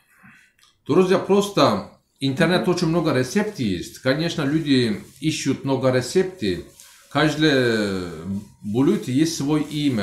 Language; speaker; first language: Russian; non-native, learner; Turkish